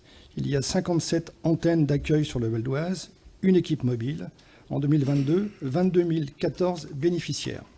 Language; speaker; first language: French; native; French